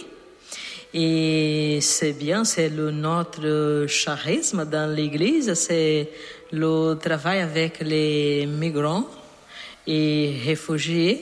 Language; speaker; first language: French; non-native, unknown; Portuguese